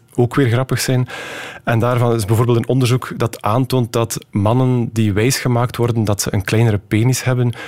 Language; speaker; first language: Dutch; native; Dutch